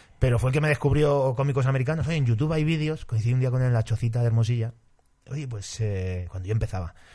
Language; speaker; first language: Spanish; native; Spanish